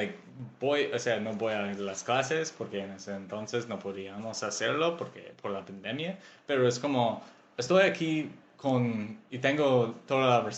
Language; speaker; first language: Spanish; non-native, fluent; English